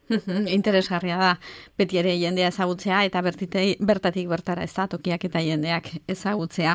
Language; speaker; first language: Basque; native; Basque